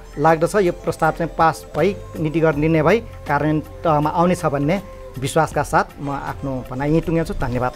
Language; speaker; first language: Nepali; non-native, local second language; Newari